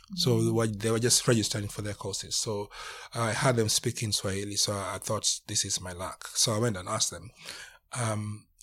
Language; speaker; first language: English; non-native, local second language; Luo (Kenya and Tanzania)